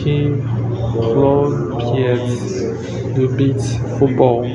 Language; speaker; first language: Ukrainian; non-native, learner; Chinese